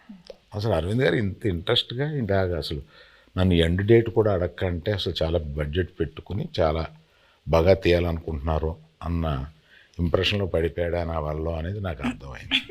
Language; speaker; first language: Telugu; native; Telugu